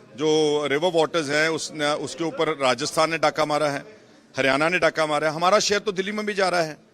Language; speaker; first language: Hindi; non-native, local second language; Punjabi